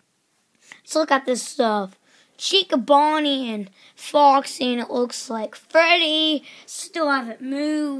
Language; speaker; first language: English; native; English